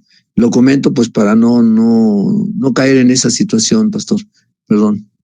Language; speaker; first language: Spanish; native; Spanish